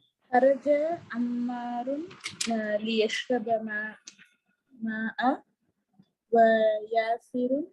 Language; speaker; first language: Arabic; non-native, learner; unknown